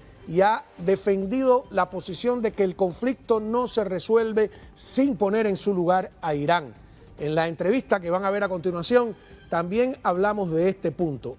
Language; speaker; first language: Spanish; native; Spanish